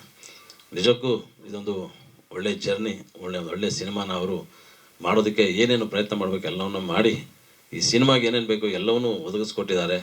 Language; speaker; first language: Kannada; native; Kannada